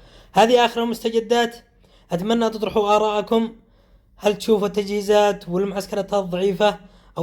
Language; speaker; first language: Arabic; native; Arabic